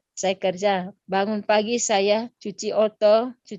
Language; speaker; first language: Indonesian; non-native, local second language; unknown